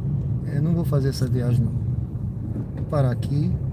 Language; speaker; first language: Portuguese; native; Portuguese